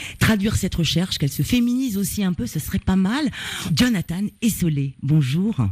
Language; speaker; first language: French; native; French